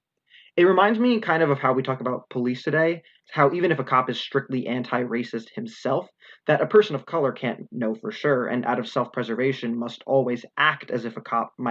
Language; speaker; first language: English; native; English